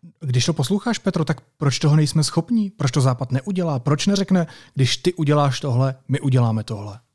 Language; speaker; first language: Czech; native; Czech